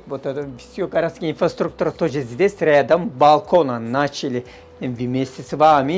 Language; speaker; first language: Russian; non-native, learner; Turkish